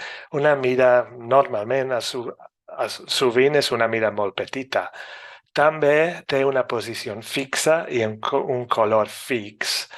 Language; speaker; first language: Catalan; non-native, fluent; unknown